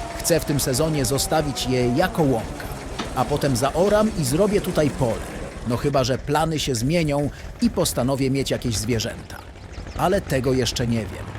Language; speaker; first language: Polish; native; Polish